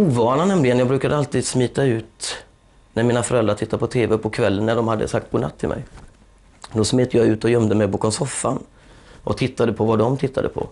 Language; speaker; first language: Swedish; native; Swedish